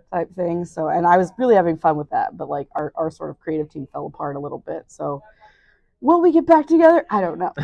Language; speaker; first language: English; native; English